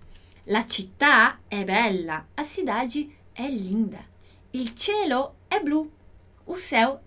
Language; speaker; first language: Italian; non-native, fluent; Portuguese